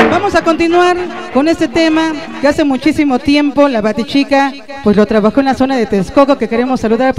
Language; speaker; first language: Spanish; native; Spanish